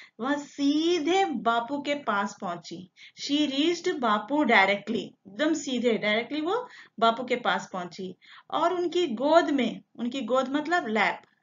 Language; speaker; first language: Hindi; non-native, local second language; Telugu